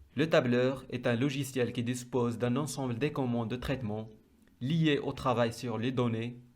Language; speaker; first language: French; non-native, local second language; Arabic